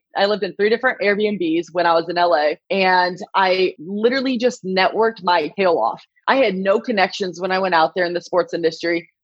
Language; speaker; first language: English; native; English